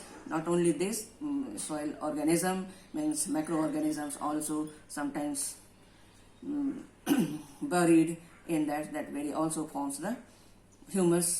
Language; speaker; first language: English; non-native, local second language; Hindi